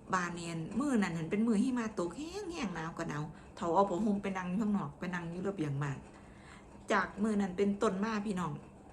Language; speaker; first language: Thai; native; Thai